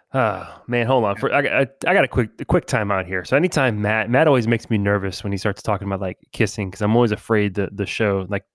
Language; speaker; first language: English; early bilingual, other home language; Spanish